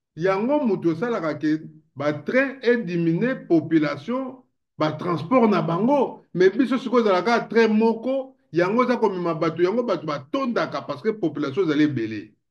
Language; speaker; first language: Lingala; native; Lingala